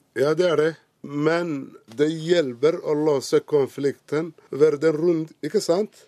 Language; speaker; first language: Norwegian; non-native, fluent; Somali